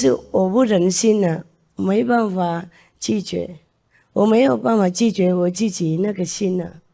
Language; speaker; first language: Chinese; non-native, fluent; Vietnamese